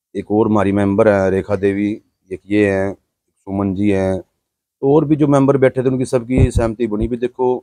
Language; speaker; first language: Hindi; native; Hindi